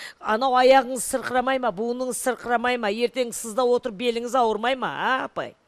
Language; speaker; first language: Kazakh; native; Kazakh